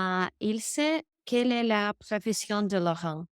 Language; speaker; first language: French; non-native, learner; English